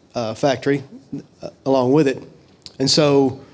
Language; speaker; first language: English; native; English